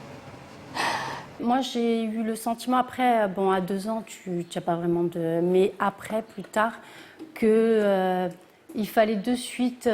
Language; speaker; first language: French; early bilingual, other home language; Portuguese